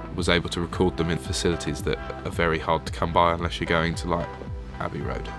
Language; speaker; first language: English; native; English